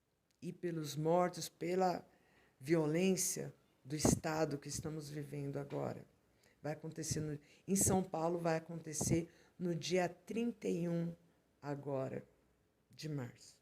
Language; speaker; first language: Portuguese; native; Portuguese